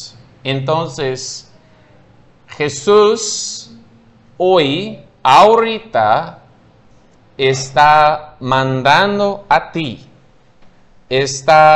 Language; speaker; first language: Spanish; non-native, fluent; English